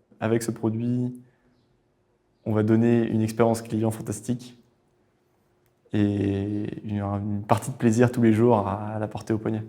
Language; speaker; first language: French; native; French